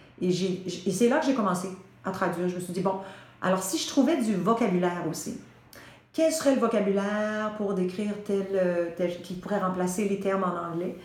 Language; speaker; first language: French; native; French